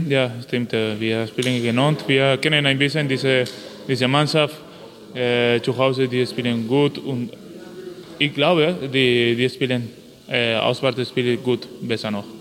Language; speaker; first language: German; non-native, learner; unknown